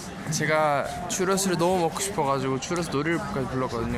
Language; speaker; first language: Korean; early bilingual, other home language; English